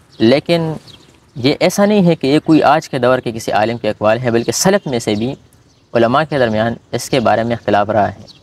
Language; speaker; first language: Urdu; non-native, local second language; Pashto